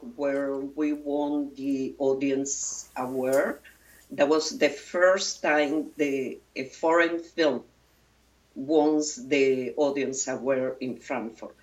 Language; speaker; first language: English; non-native, fluent; Spanish